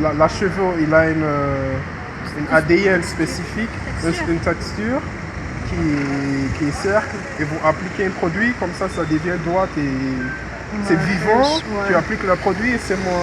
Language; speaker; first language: French; non-native, fluent; English